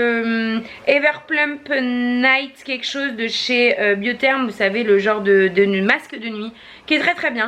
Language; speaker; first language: French; native; French